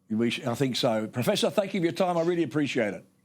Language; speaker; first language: English; native; English